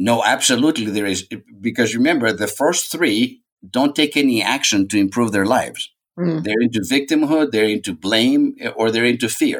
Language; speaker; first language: English; non-native, fluent; Greek